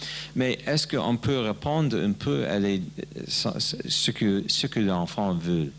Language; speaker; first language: French; non-native, learner; English